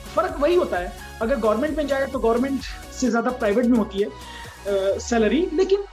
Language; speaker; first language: Hindi; native; Hindi